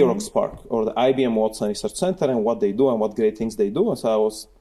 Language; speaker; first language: English; non-native, fluent; Bulgarian